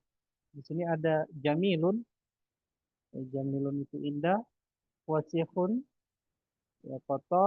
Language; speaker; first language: Indonesian; native; Indonesian